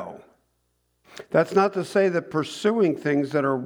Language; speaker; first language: English; native; English